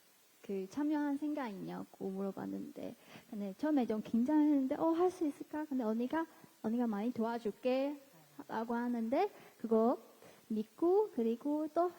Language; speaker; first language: Korean; non-native, fluent; Chinese